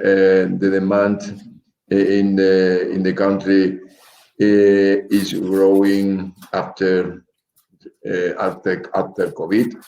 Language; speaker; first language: English; non-native, learner; Spanish